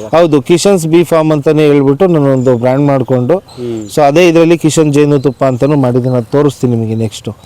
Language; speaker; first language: Kannada; native; Kannada